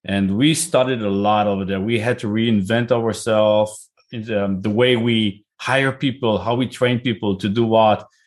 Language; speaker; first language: English; non-native, fluent; Hebrew